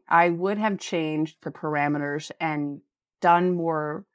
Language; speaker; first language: English; native; English